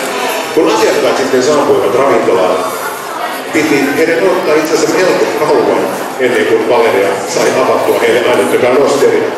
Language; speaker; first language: Finnish; native; Finnish